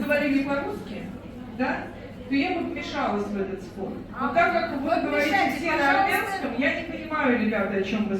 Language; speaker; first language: Russian; native; Russian